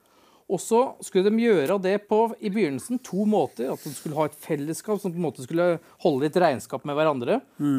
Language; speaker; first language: Norwegian; native; Norwegian